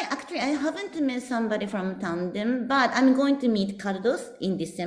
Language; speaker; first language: English; non-native, learner; Japanese